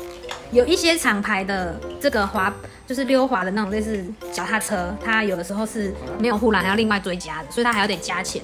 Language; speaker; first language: Chinese; native; Chinese